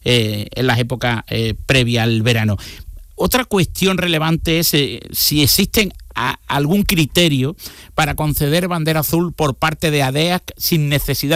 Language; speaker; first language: Spanish; native; Spanish